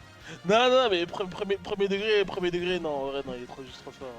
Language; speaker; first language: French; native; French